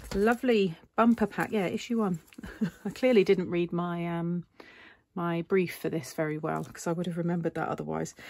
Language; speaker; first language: English; native; English